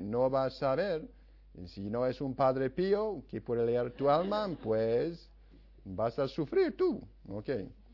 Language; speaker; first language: Spanish; non-native, fluent; English